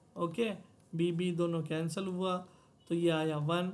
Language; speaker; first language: Hindi; non-native, local second language; Marathi